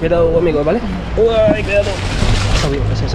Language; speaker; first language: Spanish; non-native, learner; Filipino